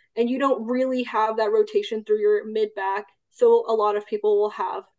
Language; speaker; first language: English; early bilingual, other home language; Cantonese